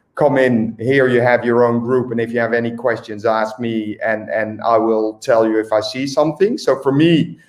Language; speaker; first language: English; non-native, fluent; Dutch